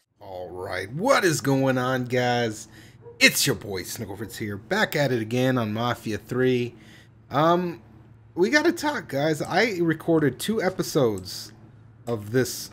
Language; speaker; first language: English; native; English